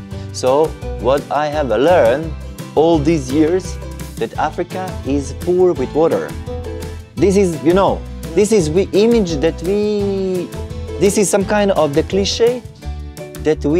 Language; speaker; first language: English; non-native, learner; Italian